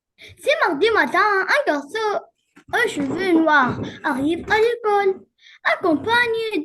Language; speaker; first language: French; non-native, learner; Arabic